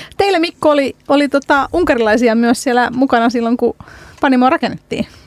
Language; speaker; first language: Finnish; non-native, fluent; Hungarian